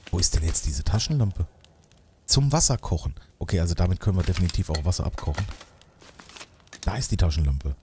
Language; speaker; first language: German; native; German